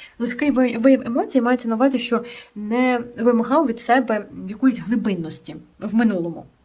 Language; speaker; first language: Ukrainian; non-native, local second language; Russian